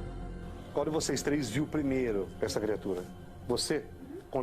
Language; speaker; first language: Portuguese; native; Portuguese